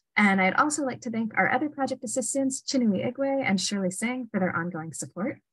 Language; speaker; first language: English; native; English